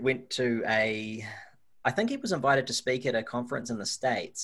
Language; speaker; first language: English; native; English